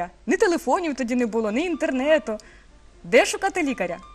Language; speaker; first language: Ukrainian; native; Ukrainian